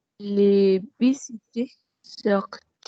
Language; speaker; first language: French; non-native, learner; Spanish